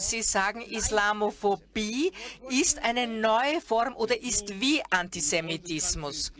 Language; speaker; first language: German; non-native, fluent; Hebrew